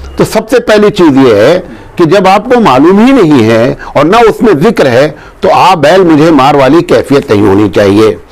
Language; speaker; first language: Urdu; native; Urdu